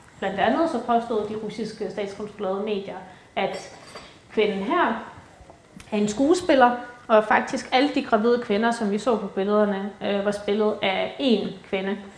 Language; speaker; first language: Danish; early bilingual, other home language; Ukrainian